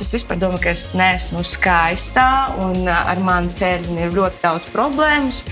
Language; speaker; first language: Latvian; non-native, local second language; Russian